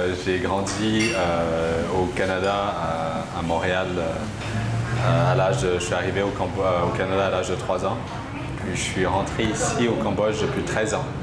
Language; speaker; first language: French; early bilingual, other home language; Khmer